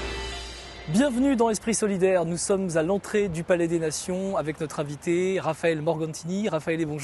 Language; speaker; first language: French; native; French